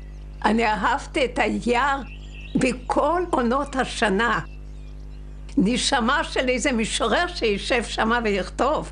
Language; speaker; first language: Hebrew; non-native, fluent; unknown